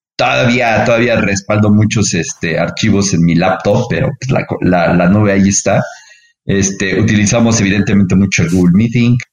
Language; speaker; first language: Spanish; native; Spanish